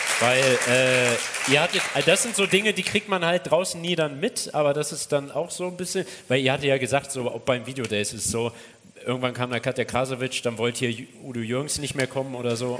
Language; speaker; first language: German; native; German